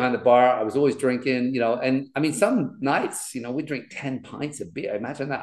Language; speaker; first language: English; native; English